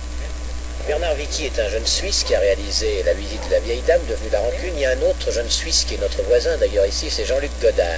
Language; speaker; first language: French; native; French